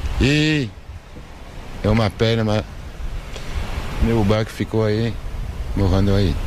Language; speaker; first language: Portuguese; non-native, learner; French